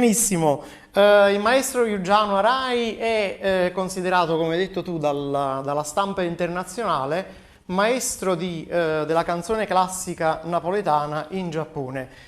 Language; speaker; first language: Italian; native; Italian